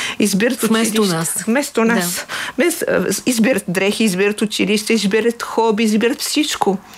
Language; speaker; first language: Bulgarian; non-native, fluent; Arabic